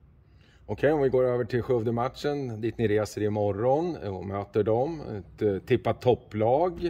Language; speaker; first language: Swedish; native; Swedish